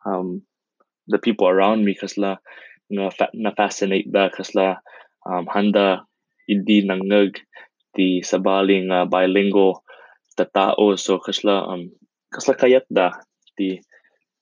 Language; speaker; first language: English; non-native, local second language; Iloko